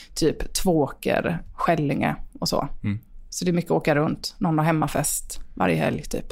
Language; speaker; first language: Swedish; native; Swedish